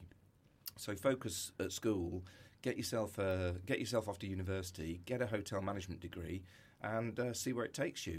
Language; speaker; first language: English; native; English